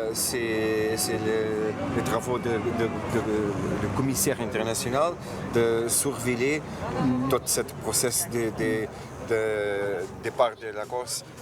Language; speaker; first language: French; non-native, fluent; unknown